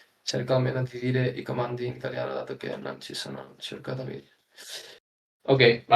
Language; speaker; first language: Italian; non-native, learner; Spanish